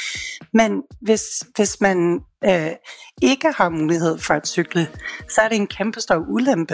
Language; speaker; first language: Danish; non-native, fluent; English